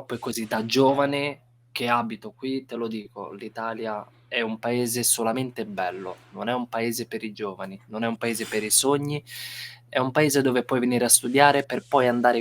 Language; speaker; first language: Italian; non-native, fluent; Romanian